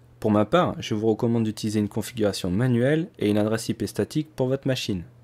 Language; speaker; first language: French; native; French